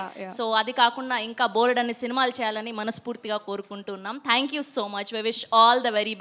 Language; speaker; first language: Telugu; native; Telugu